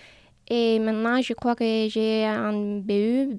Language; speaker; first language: French; non-native, learner; Spanish